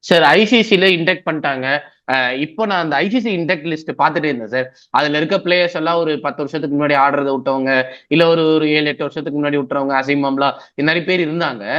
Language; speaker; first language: Tamil; native; Tamil